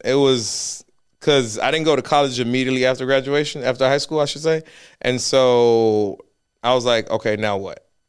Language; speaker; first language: English; early bilingual, other home language; Spanish